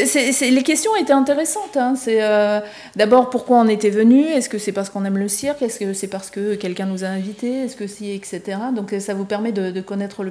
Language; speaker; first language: French; native; French